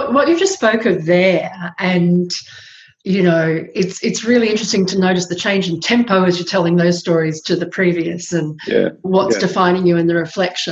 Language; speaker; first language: English; native; English